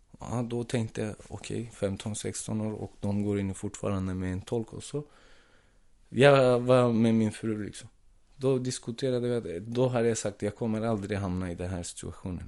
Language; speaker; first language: Swedish; non-native, fluent; Turkish